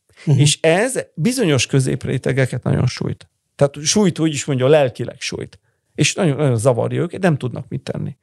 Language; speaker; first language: Hungarian; early bilingual, heritage; Italian